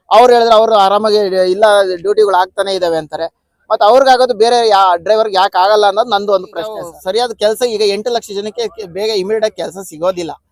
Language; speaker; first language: Kannada; native; Kannada